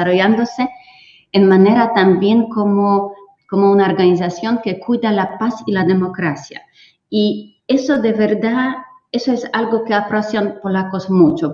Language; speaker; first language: Spanish; non-native, fluent; Polish